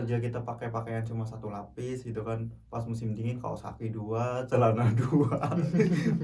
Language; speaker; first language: Indonesian; native; Indonesian